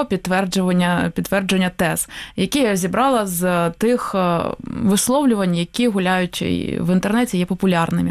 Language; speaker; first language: Ukrainian; native; Ukrainian